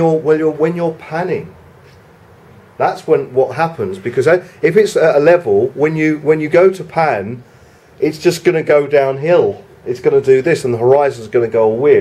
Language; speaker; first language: English; native; English